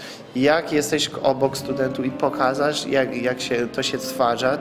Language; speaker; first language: Polish; non-native, fluent; French